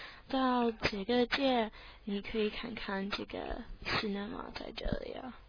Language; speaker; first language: Chinese; non-native, learner; English